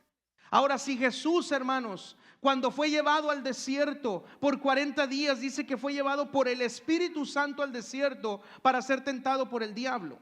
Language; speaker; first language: Spanish; native; Spanish